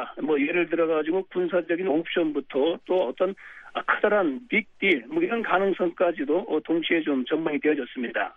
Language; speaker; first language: Korean; native; Korean